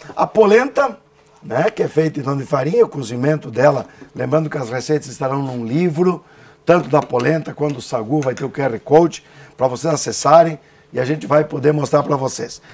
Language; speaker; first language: Portuguese; native; Portuguese